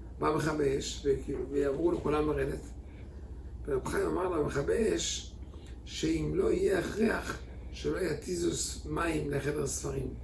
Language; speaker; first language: Hebrew; native; Hebrew